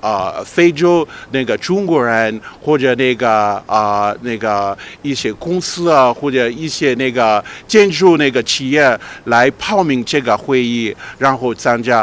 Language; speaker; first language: Chinese; non-native, fluent; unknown